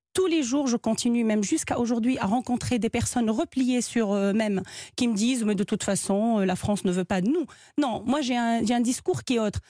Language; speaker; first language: French; non-native, local second language; Arabic